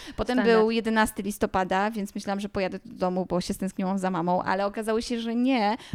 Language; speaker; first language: Polish; native; Polish